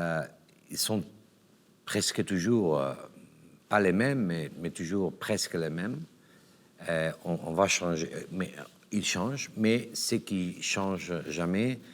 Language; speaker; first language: French; non-native, learner; Catalan